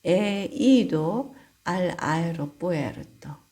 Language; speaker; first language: Spanish; non-native, fluent; Korean